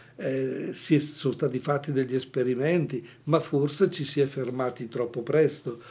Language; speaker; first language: Italian; native; Italian